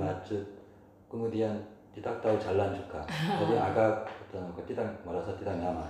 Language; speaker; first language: Indonesian; non-native, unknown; Korean